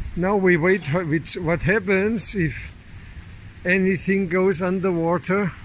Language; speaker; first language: English; non-native, fluent; German